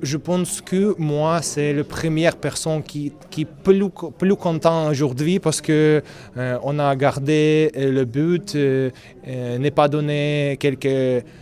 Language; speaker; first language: French; non-native, learner; Russian